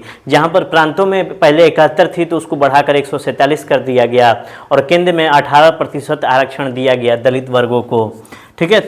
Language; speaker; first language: Hindi; native; Hindi